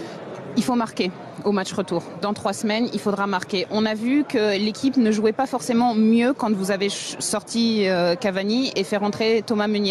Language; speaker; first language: French; native; French